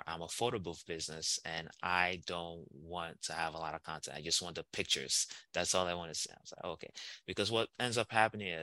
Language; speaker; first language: English; non-native, local second language; Igbo